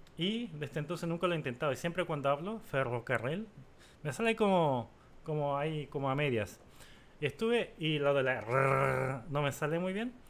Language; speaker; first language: Spanish; non-native, fluent; Korean